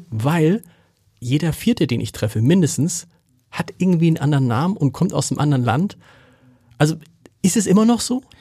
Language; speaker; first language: German; native; German